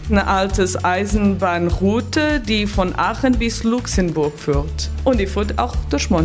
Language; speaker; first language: German; non-native, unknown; Portuguese